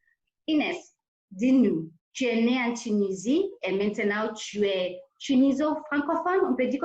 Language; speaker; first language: French; non-native, fluent; English